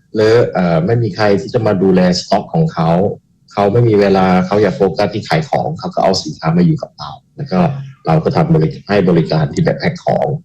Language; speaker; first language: Thai; non-native, fluent; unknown